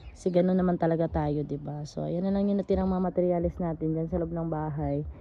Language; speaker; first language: Filipino; non-native, local second language; Cebuano